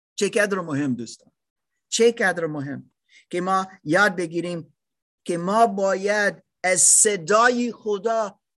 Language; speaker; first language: Persian; non-native, learner; German